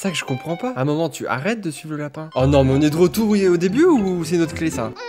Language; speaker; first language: French; native; French